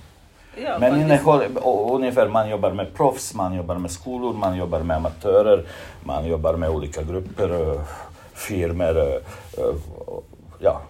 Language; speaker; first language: Swedish; non-native, fluent; Bosnian